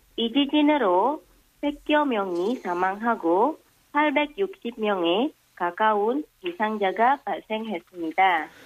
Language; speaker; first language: Korean; non-native, fluent; Indonesian